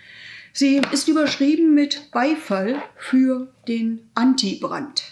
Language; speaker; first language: German; native; German